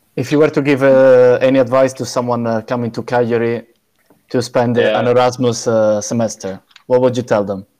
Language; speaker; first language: English; non-native, fluent; Italian